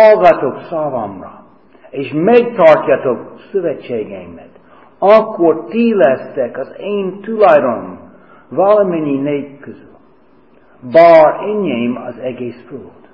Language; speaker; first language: Hungarian; non-native, fluent; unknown